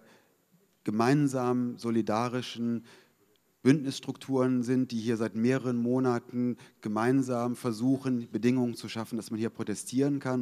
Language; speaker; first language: German; native; German